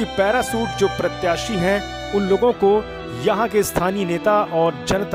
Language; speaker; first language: Hindi; native; Hindi